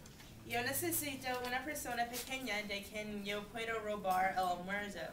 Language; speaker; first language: Spanish; non-native, learner; English